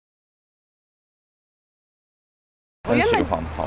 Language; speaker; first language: Chinese; non-native, fluent; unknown